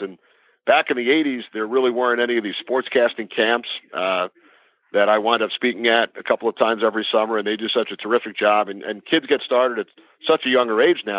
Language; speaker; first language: English; native; English